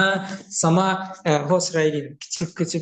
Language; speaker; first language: Indonesian; non-native, learner; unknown